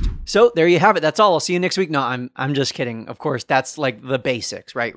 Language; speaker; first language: English; native; English